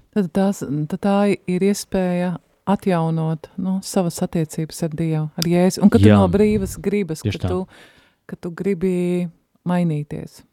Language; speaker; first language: Latvian; native; Latvian